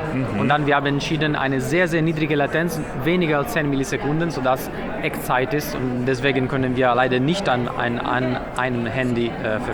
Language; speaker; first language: German; non-native, fluent; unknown